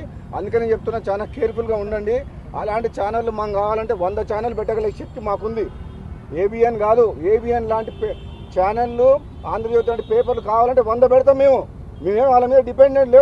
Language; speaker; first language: Telugu; native; Telugu